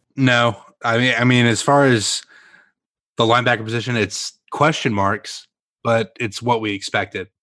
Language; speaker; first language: English; native; English